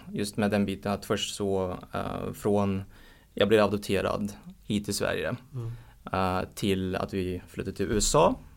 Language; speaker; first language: Swedish; early bilingual, heritage; Swedish